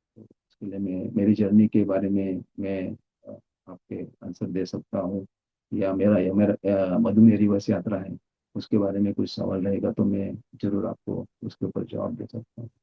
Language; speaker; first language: Hindi; non-native, local second language; Marathi